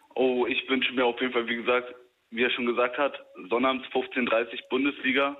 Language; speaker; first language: German; native; German